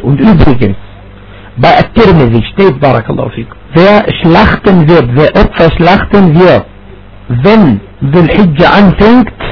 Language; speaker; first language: German; non-native, fluent; Arabic